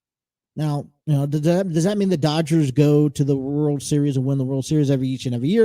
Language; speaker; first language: English; native; English